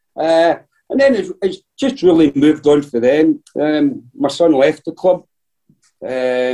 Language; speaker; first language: English; native; English